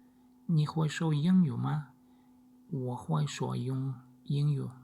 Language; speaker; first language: Chinese; non-native, learner; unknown